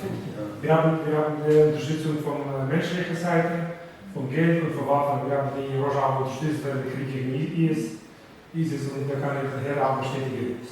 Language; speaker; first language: German; non-native, learner; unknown